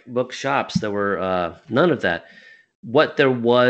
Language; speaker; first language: English; native; English